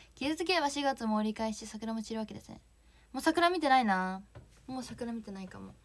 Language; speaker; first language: Japanese; native; Japanese